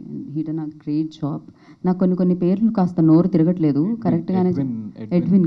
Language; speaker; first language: Telugu; native; Telugu